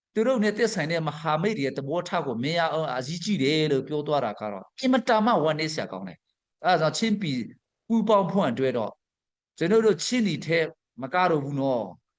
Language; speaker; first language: Burmese; non-native, local second language; Hakha Chin